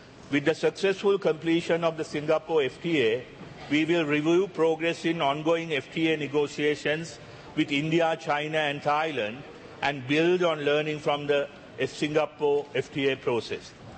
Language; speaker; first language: English; non-native, local second language; Sinhala